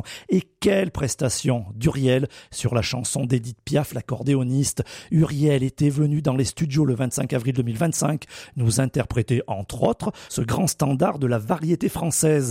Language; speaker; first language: French; native; French